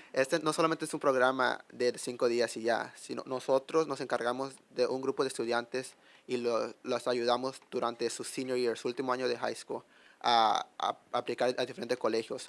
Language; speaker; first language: Spanish; early bilingual, heritage; Spanish